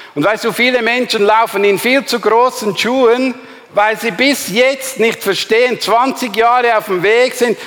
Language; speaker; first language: German; native; German